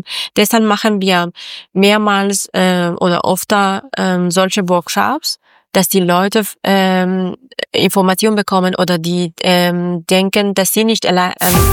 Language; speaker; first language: German; non-native, learner; Persian